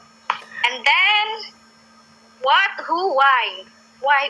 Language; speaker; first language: English; non-native, learner; Indonesian